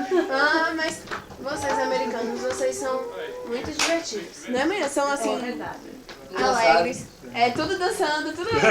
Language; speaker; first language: Portuguese; non-native, local second language; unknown